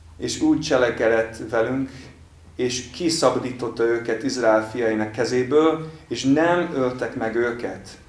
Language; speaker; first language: Hungarian; non-native, fluent; English